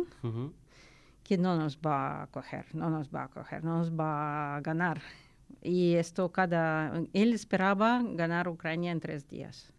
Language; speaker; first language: Spanish; non-native, learner; Ukrainian